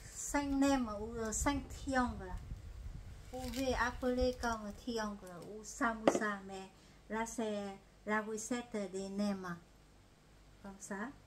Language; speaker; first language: French; non-native, fluent; Vietnamese